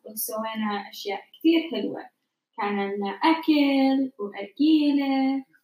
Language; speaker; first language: Arabic; non-native, learner; English